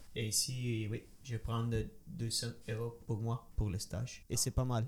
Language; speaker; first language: French; non-native, learner; Italian